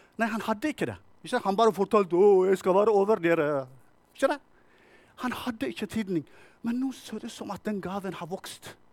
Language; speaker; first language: Norwegian; non-native, fluent; Tigrinya